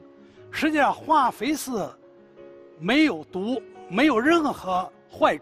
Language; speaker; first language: Chinese; native; Chinese